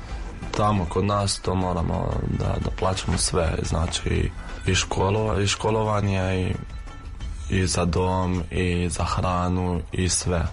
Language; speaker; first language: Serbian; non-native, fluent; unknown